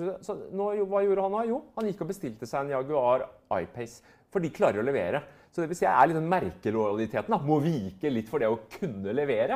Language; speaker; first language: Norwegian; native; Norwegian